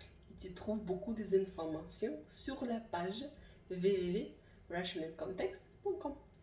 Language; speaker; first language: French; non-native, learner; Russian